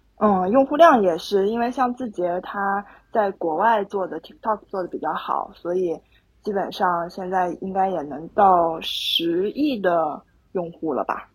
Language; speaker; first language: Chinese; native; Chinese